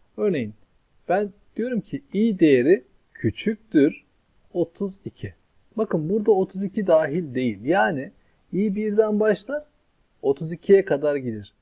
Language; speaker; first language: Turkish; native; Turkish